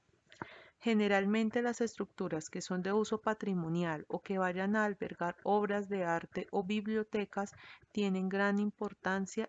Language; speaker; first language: Spanish; native; Spanish